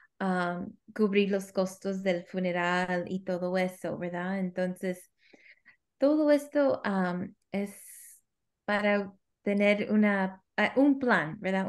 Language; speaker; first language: Spanish; early bilingual, heritage; Spanish